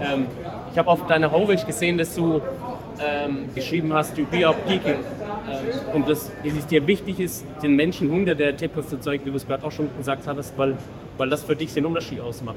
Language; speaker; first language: German; native; German